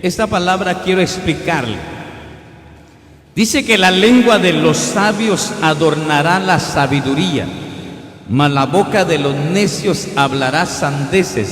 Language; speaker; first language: Spanish; native; Spanish